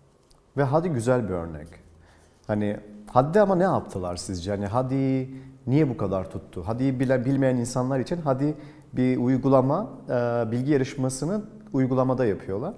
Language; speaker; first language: Turkish; native; Turkish